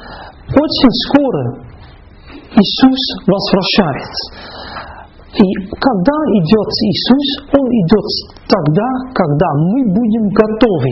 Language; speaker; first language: Russian; non-native, fluent; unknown